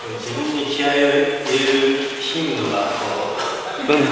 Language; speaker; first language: Japanese; native; Japanese